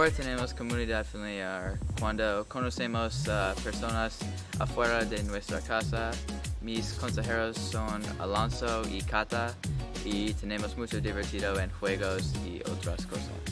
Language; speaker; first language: Spanish; non-native, learner; English